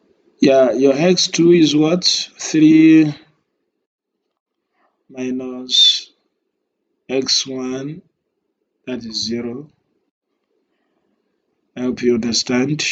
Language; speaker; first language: English; non-native, local second language; Yoruba